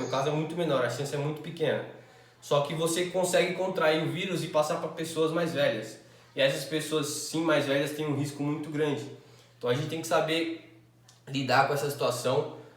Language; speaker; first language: Portuguese; native; Portuguese